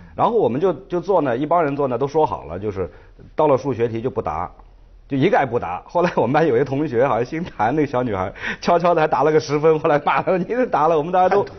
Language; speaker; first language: Chinese; native; Chinese